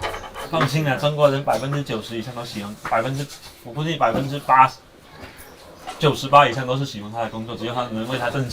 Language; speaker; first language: Chinese; native; Chinese